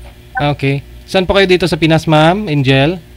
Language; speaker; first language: Filipino; native; Filipino